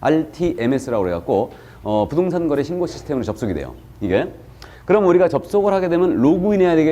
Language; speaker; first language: Korean; native; Korean